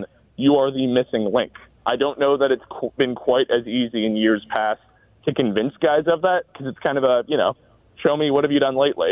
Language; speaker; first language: English; native; English